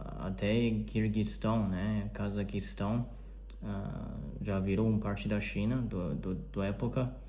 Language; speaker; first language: Portuguese; non-native, learner; Chinese